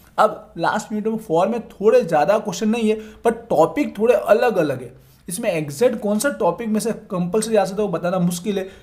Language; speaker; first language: Hindi; non-native, local second language; Gujarati